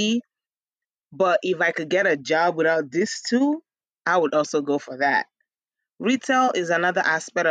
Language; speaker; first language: English; non-native, local second language; Igbo